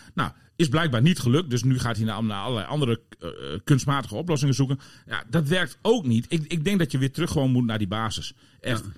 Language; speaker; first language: Dutch; native; Dutch